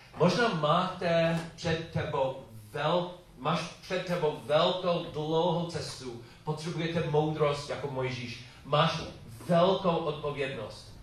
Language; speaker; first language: Czech; non-native, learner; English